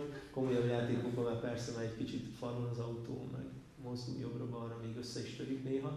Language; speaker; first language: Hungarian; native; Hungarian